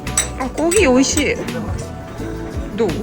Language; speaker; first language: Japanese; native; Japanese